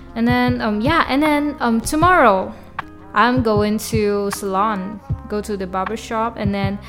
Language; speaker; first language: English; non-native, local second language; Chinese